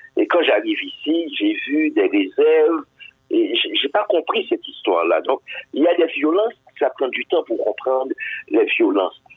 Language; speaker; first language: French; non-native, local second language; Haitian Creole